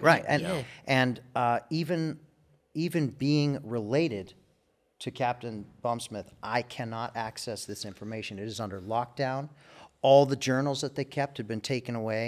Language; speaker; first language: English; native; English